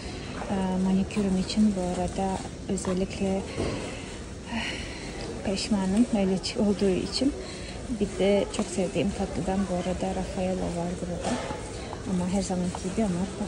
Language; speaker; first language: Turkish; non-native, fluent; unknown